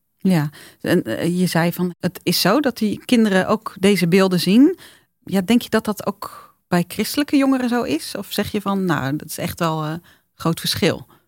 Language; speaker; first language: Dutch; native; Dutch